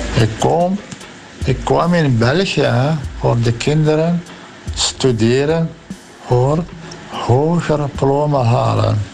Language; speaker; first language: Dutch; non-native, learner; Arabic